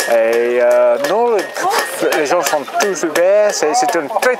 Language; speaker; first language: French; non-native, learner; English